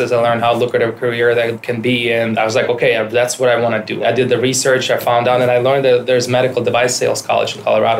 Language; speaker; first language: English; non-native, fluent; Ukrainian